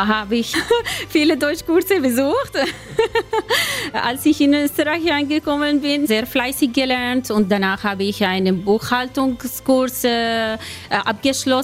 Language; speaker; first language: German; non-native, learner; Arabic